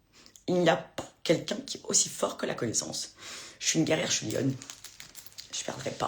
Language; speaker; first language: French; native; French